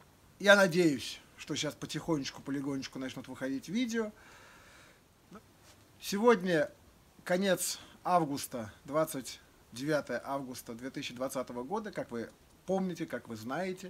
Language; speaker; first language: Russian; native; Russian